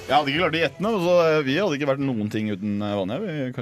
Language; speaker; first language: Norwegian; native; Norwegian